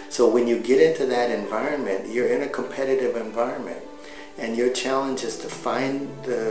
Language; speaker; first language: English; native; English